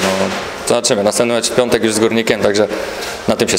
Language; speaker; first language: Polish; native; Polish